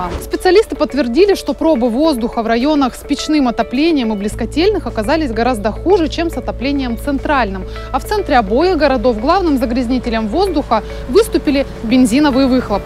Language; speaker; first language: Russian; native; Russian